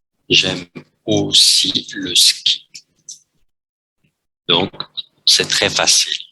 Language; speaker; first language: French; non-native, fluent; Vietnamese